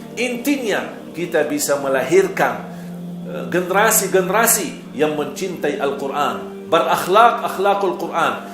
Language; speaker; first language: Malay; non-native, fluent; Arabic